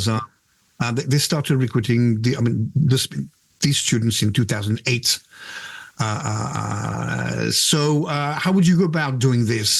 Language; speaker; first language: English; non-native, fluent; French